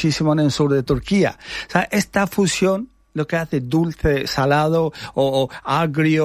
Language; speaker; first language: Spanish; non-native, fluent; Albanian